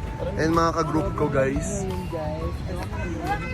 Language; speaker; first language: Filipino; native; Filipino